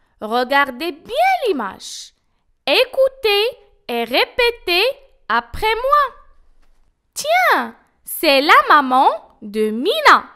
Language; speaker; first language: French; non-native, local second language; Arabic